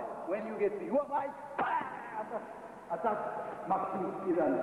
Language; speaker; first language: English; non-native, learner; Japanese